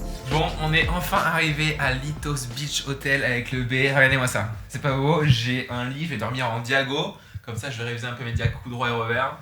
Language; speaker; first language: French; native; French